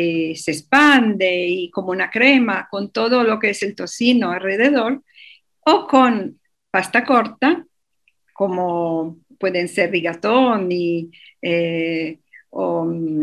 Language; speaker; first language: Spanish; non-native, fluent; Italian